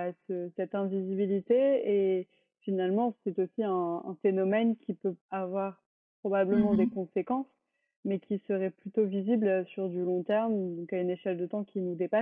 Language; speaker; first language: French; native; French